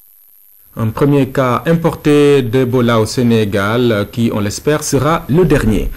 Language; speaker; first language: French; non-native, local second language; Wolof